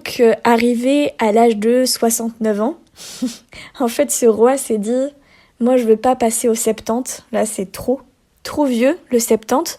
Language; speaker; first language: French; native; French